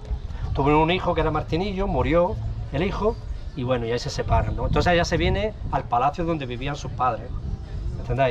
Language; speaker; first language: Spanish; native; Spanish